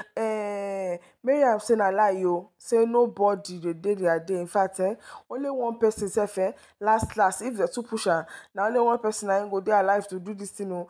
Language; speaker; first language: Nigerian Pidgin; non-native, local second language; Yoruba